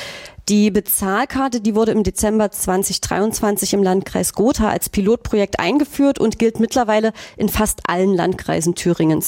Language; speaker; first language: German; native; German